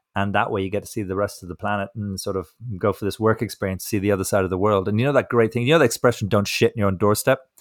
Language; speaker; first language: English; native; English